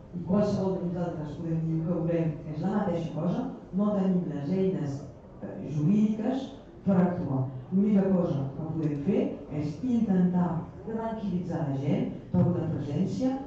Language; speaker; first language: Catalan; non-native, local second language; French